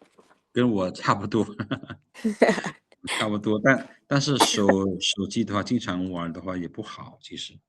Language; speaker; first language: Chinese; non-native, fluent; Lao